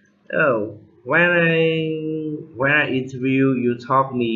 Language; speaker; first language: English; non-native, learner; Vietnamese